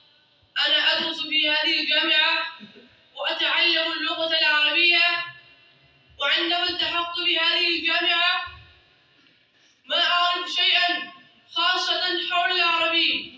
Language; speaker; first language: Arabic; non-native, learner; Urdu